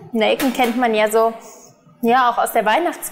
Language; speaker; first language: German; native; German